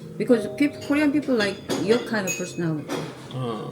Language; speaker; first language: English; non-native, learner; Korean